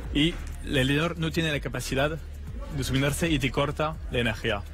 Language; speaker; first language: Spanish; non-native, fluent; French